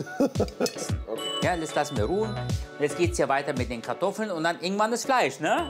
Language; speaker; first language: German; early bilingual, other home language; Turkish